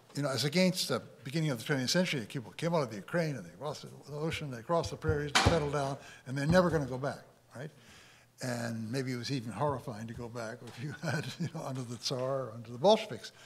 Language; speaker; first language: English; native; English